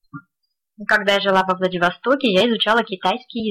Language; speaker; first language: Russian; native; Russian